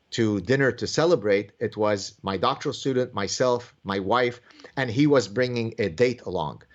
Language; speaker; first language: English; early bilingual, other home language; Arabic